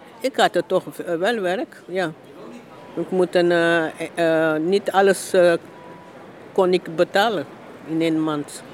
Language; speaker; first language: Dutch; non-native, learner; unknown